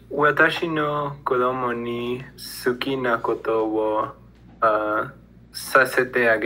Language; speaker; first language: Japanese; non-native, learner; Spanish